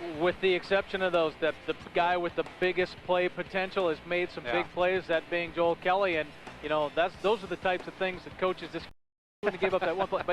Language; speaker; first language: English; native; English